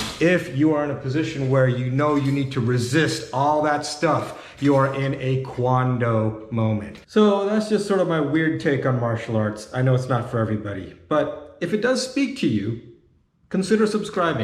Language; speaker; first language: English; native; English